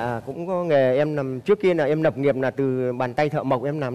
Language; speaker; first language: Vietnamese; native; Vietnamese